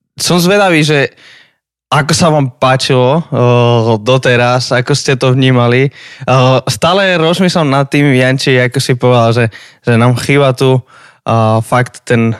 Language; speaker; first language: Slovak; native; Slovak